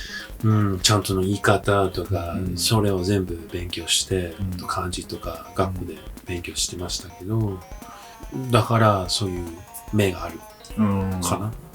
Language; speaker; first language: Japanese; early bilingual, heritage; English